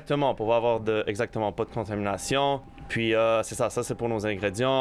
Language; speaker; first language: French; native; French